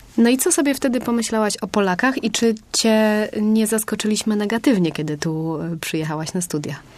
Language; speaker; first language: Polish; native; Polish